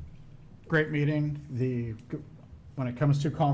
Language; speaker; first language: English; native; English